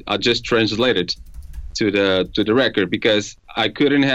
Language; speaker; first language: English; non-native, fluent; Portuguese